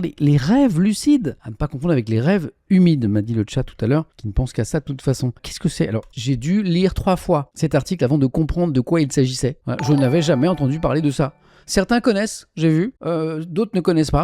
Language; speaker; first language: French; native; French